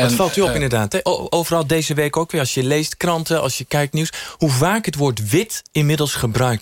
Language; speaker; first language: Dutch; native; Dutch